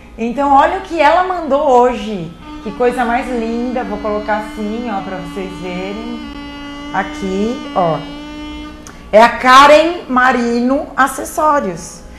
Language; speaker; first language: Portuguese; native; Portuguese